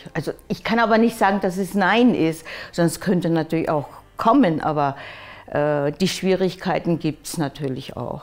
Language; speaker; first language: German; early bilingual, other home language; Japanese